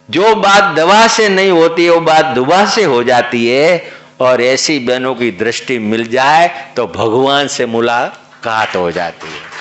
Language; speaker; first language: Hindi; non-native, local second language; Gujarati